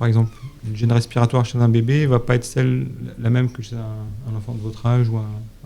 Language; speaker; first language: French; native; French